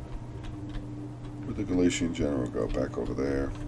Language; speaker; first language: English; native; English